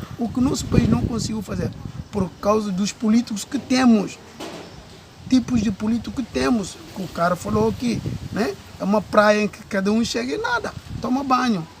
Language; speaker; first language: Portuguese; non-native, local second language; Upper Guinea Crioulo